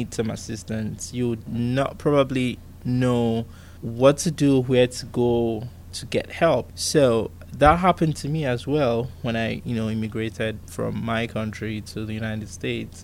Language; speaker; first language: English; non-native, local second language; Igbo